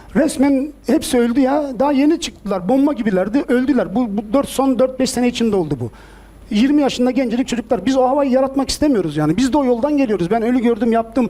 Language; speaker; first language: Turkish; early bilingual, heritage; Turkish